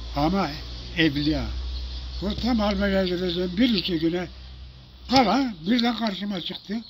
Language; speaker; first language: Turkish; non-native, local second language; Zaza